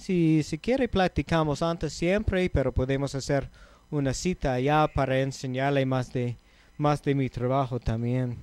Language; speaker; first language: Spanish; non-native, learner; English